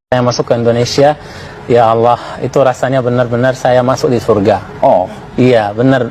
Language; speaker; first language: Indonesian; non-native, fluent; Arabic